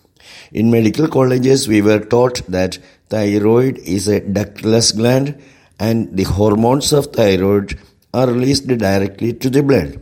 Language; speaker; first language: English; non-native, local second language; Malayalam